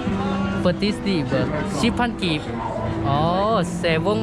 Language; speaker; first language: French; non-native, learner; Lao